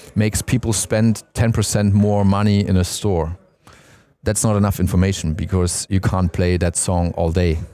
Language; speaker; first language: English; non-native, fluent; German